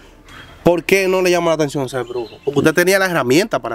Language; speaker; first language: Spanish; native; Spanish